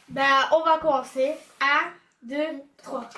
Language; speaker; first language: French; native; French